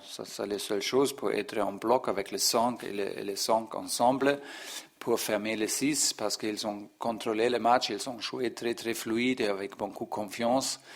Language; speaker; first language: French; non-native, learner; German